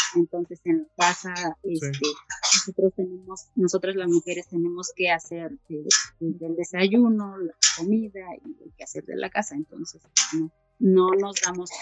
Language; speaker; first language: Spanish; native; Spanish